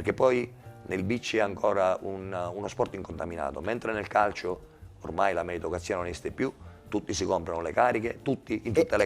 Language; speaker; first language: Italian; native; Italian